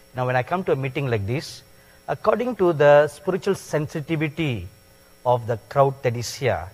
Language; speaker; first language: English; non-native, local second language; Tamil